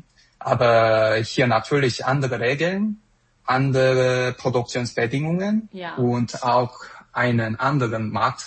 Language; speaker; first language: German; non-native, fluent; Korean